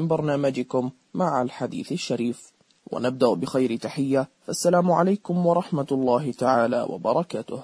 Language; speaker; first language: Arabic; native; Arabic